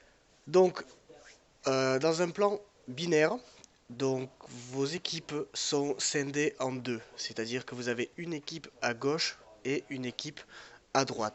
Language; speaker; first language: French; native; French